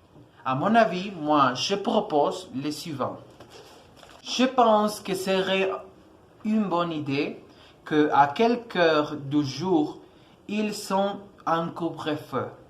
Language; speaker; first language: French; non-native, learner; Spanish